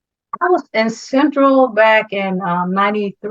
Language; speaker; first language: English; native; English